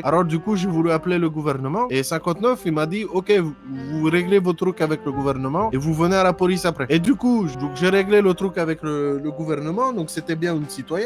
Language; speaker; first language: French; native; French